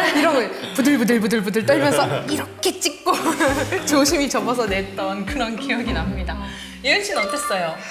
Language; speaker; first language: Korean; native; Korean